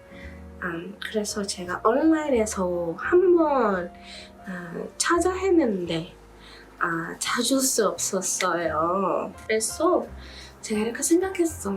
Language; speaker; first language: Korean; non-native, learner; English